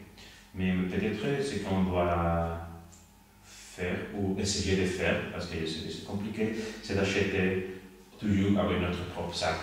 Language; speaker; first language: French; non-native, learner; Spanish